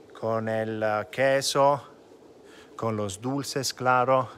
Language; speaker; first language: Spanish; non-native, fluent; Italian